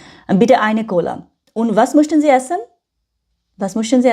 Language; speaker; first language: German; non-native, learner; Bangla